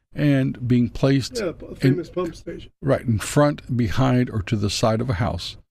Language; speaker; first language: English; non-native, fluent; Spanish